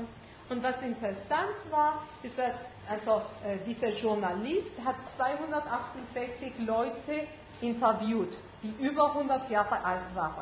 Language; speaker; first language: German; non-native, fluent; Spanish